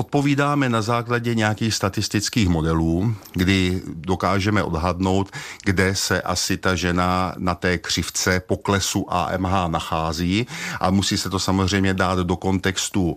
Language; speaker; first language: Czech; native; Czech